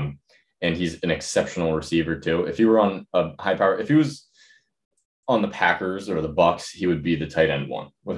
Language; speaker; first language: English; native; English